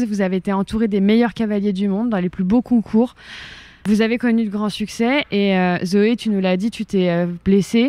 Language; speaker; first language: French; native; French